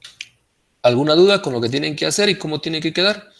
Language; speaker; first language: Spanish; native; Spanish